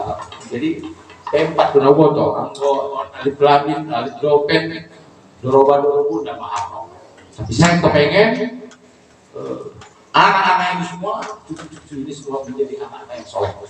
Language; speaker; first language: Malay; non-native, local second language; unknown